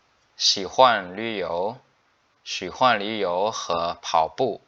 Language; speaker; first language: Chinese; non-native, fluent; Khmer